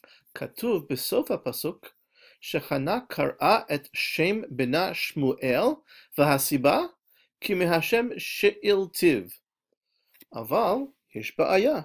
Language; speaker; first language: Hebrew; non-native, fluent; English